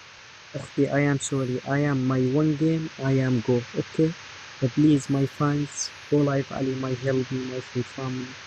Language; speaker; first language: English; non-native, learner; Arabic